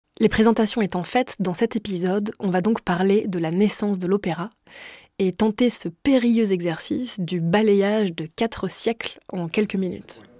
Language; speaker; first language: French; native; French